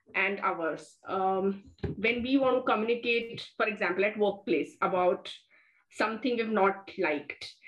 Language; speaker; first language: English; non-native, local second language; Marathi